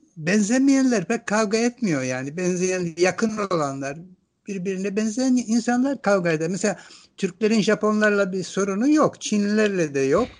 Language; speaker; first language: Turkish; non-native, local second language; Greek